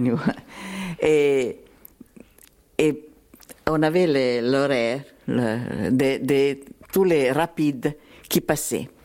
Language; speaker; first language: French; non-native, learner; Italian